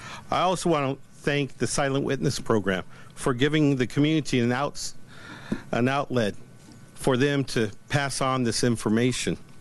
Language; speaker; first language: English; early bilingual, other home language; Spanish